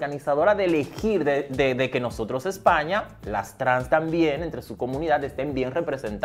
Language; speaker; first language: Spanish; native; Spanish